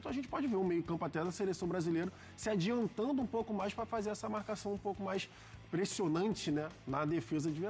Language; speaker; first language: Portuguese; native; Portuguese